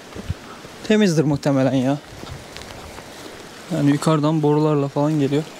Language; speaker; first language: Turkish; native; Turkish